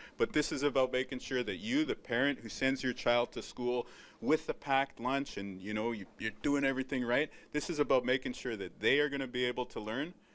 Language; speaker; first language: English; native; English